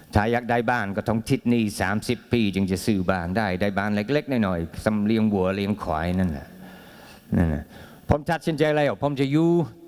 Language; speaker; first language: Thai; non-native, fluent; English